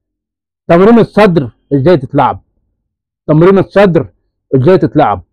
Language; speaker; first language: Arabic; native; Arabic